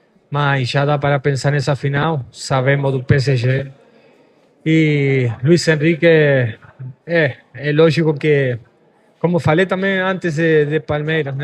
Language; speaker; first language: Portuguese; non-native, fluent; Spanish